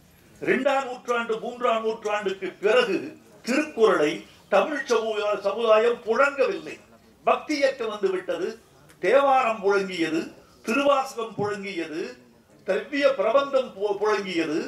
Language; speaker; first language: Tamil; native; Tamil